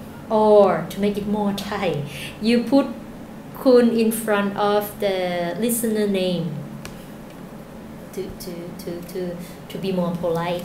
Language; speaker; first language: English; non-native, fluent; Thai